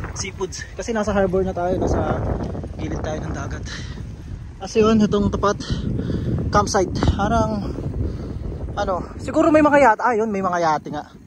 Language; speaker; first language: Filipino; native; Filipino